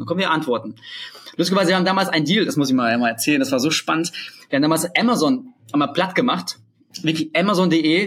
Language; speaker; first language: German; early bilingual, other home language; Russian